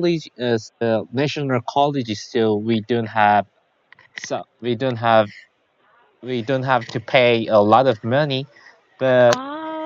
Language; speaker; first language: English; non-native, learner; Korean